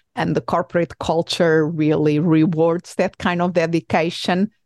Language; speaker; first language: English; non-native, fluent; Portuguese